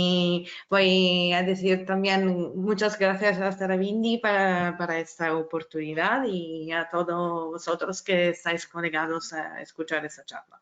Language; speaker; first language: Spanish; non-native, fluent; Italian